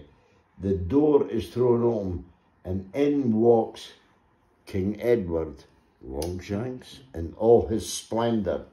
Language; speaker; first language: English; native; English